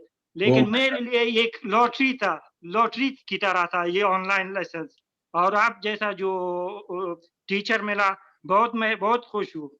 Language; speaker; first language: Hindi; non-native, learner; Pashto